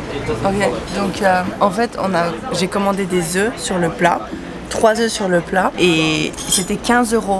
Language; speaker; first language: French; native; French